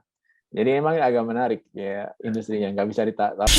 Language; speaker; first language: Indonesian; native; Indonesian